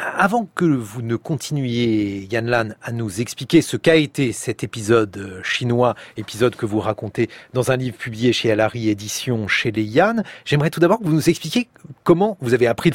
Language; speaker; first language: French; native; French